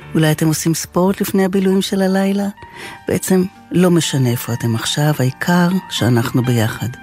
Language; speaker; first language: Hebrew; native; Hebrew